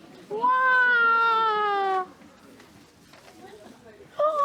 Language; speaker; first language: French; native; French